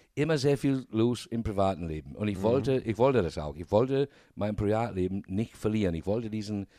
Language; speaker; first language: German; non-native, fluent; English